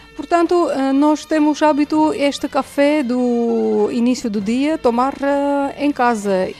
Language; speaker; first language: Portuguese; non-native, fluent; Armenian